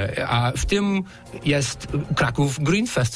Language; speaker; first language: Polish; non-native, fluent; English